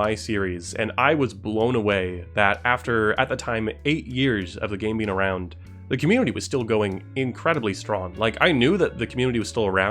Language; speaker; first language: English; native; English